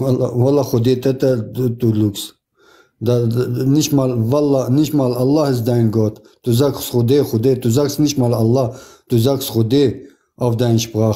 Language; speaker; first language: German; non-native, fluent; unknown